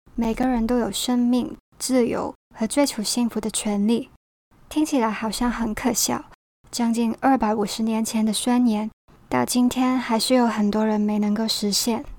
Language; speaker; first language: Chinese; non-native, local second language; Cantonese